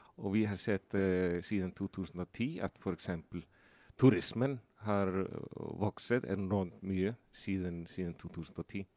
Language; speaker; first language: Norwegian; non-native, fluent; Icelandic